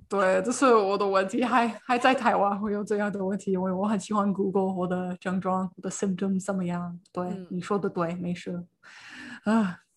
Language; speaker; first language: Chinese; non-native, fluent; English